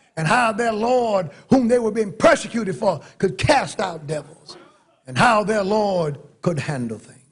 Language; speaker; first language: English; native; English